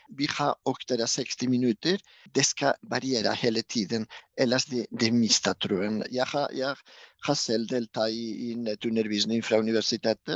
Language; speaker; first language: Norwegian; non-native, fluent; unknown